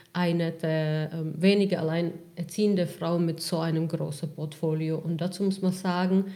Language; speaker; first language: German; non-native, fluent; Czech